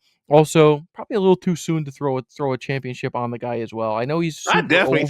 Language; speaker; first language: English; native; English